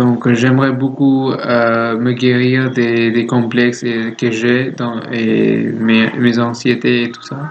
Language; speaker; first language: French; non-native, learner; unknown